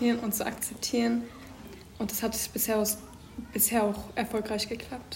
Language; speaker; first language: German; early bilingual, other home language; Russian